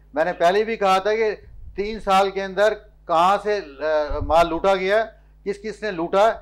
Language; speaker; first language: Urdu; native; Urdu